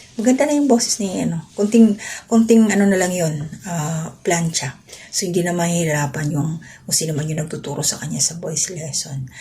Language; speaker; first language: Filipino; non-native, local second language; Waray